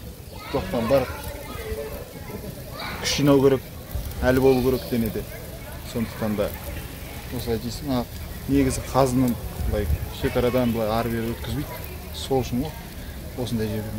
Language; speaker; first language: Kazakh; native; Kazakh